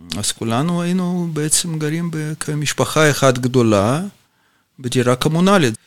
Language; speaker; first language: Hebrew; non-native, fluent; Russian